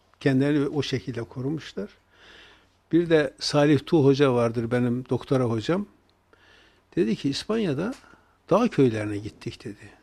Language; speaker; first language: Turkish; native; Turkish